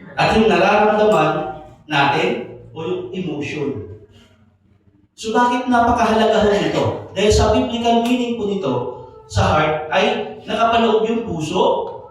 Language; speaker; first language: Filipino; non-native, local second language; Bikol